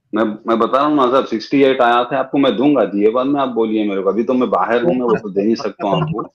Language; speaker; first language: Hindi; non-native, local second language; Urdu